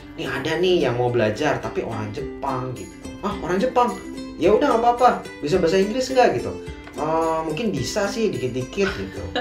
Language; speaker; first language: Indonesian; native; Indonesian